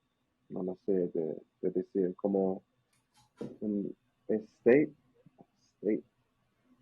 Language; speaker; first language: Spanish; non-native, learner; English